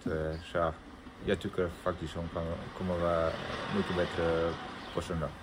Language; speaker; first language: Swedish; non-native, fluent; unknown